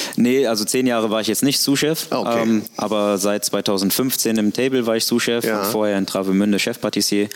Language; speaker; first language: German; native; German